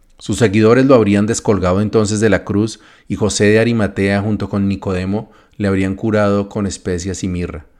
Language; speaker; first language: Spanish; native; Spanish